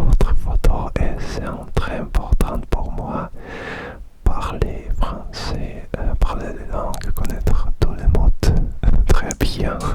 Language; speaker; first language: French; non-native, learner; Russian